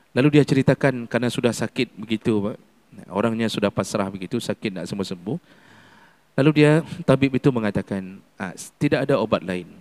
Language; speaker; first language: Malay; non-native, local second language; Achinese